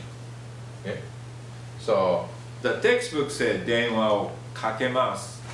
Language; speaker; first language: English; non-native, fluent; Japanese